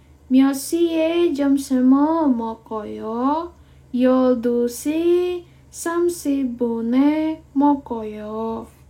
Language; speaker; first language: Korean; non-native, fluent; Indonesian